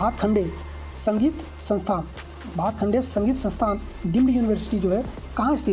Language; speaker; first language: Hindi; native; Hindi